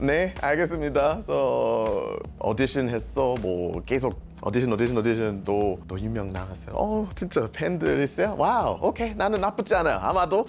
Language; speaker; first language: Korean; non-native, learner; English